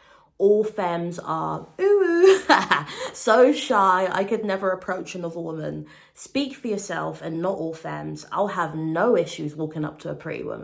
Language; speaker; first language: English; native; English